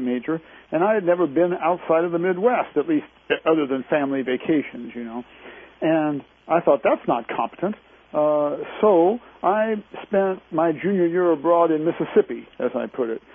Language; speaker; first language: English; native; English